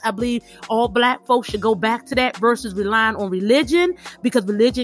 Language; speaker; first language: English; native; English